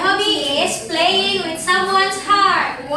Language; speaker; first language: English; non-native, learner; Indonesian